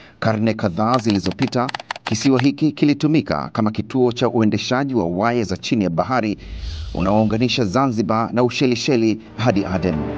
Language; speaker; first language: Swahili; native; Swahili